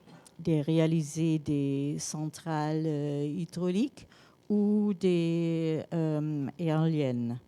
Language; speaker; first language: French; non-native, learner; German